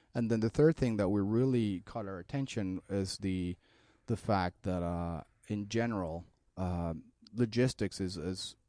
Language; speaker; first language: English; non-native, fluent; Spanish